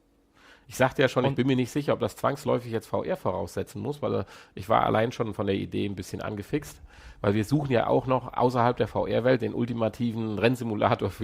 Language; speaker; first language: German; native; German